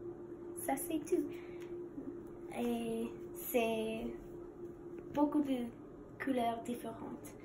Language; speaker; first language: French; non-native, learner; English